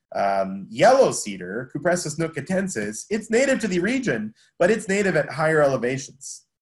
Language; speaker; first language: English; native; English